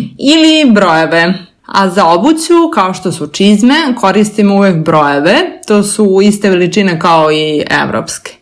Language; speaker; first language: Serbian; native; Serbian